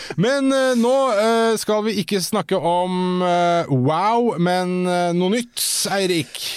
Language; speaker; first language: Norwegian; native; Norwegian